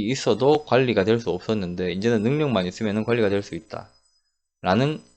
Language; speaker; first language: Korean; native; Korean